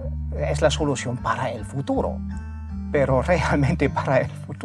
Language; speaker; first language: Spanish; non-native, fluent; German